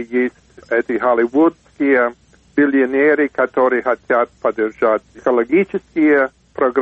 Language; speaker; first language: Russian; non-native, fluent; English